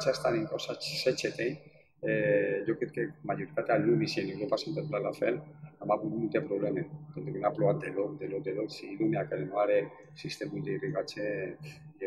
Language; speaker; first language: Romanian; non-native, fluent; Spanish